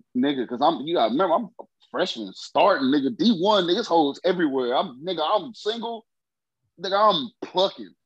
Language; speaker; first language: English; native; English